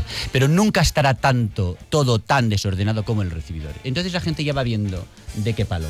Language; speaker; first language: Spanish; native; Spanish